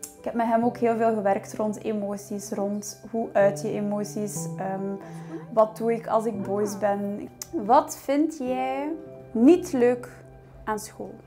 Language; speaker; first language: Dutch; native; Dutch